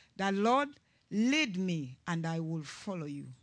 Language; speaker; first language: English; non-native, local second language; Ganda